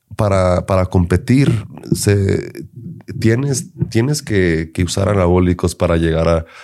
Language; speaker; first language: Spanish; early bilingual, heritage; Spanish